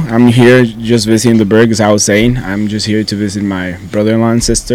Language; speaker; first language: English; non-native, fluent; Spanish